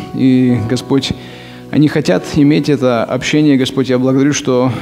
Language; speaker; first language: Russian; native; Russian